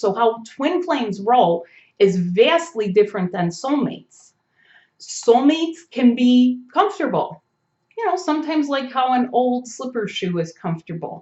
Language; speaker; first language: English; native; English